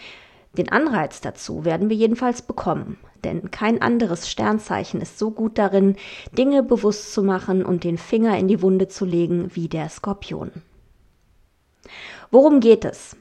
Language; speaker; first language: German; native; German